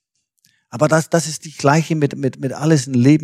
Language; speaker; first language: German; non-native, fluent; Danish